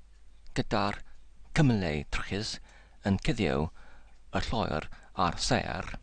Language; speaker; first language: Welsh; non-native, learner; English